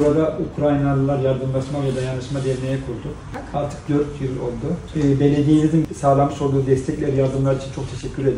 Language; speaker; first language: Turkish; non-native, fluent; Ukrainian